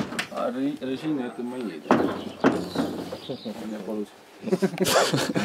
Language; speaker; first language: Russian; non-native, learner; Estonian